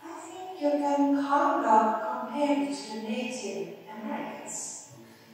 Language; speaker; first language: English; non-native, fluent; Norwegian